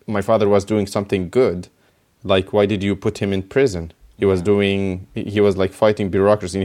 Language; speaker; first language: English; non-native, fluent; Arabic